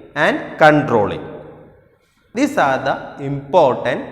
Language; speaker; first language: English; non-native, local second language; Malayalam